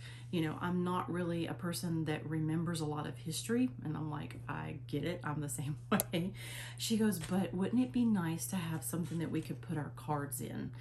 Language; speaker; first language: English; native; English